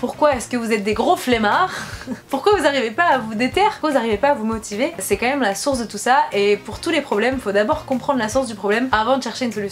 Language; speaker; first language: French; native; French